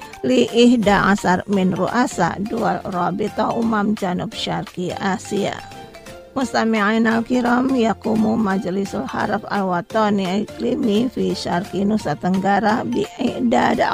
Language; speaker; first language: Arabic; non-native, learner; Indonesian